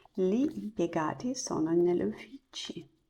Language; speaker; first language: Italian; non-native, learner; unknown